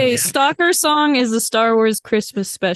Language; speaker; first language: English; native; English